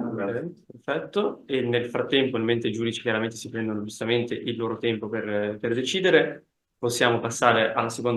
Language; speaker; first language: Italian; native; Italian